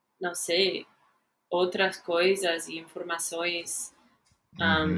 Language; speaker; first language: Portuguese; non-native, fluent; English